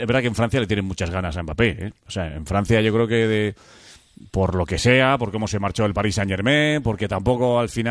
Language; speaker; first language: Spanish; native; Spanish